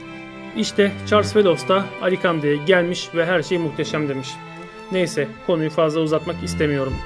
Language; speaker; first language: Turkish; native; Turkish